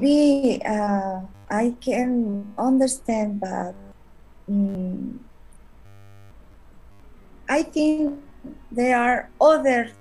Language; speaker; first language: English; non-native, learner; Spanish